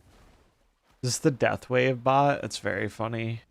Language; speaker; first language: English; native; English